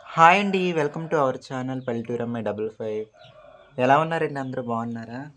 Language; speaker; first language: Telugu; native; Telugu